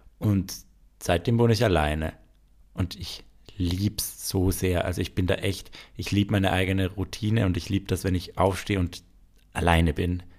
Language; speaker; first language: German; native; German